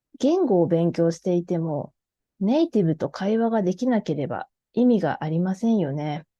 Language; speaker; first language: Japanese; native; Japanese